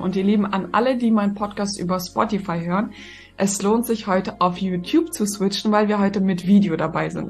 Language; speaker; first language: German; native; German